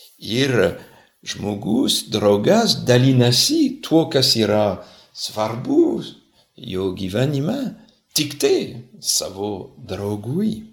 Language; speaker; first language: Lithuanian; non-native, fluent; French